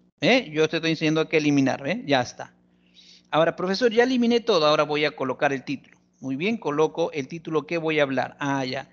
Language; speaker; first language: Spanish; native; Spanish